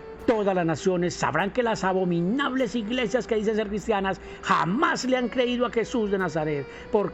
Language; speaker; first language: Spanish; native; Spanish